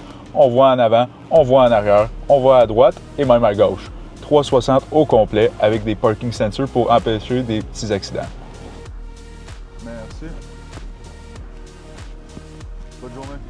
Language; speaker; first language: French; native; French